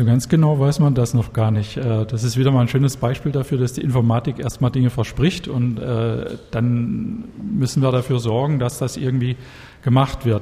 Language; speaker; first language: German; native; German